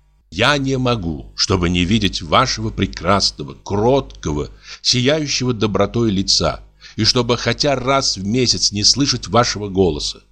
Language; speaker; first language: Russian; native; Russian